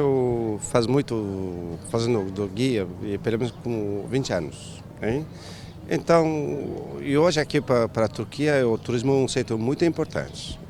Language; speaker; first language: Portuguese; non-native, fluent; Turkish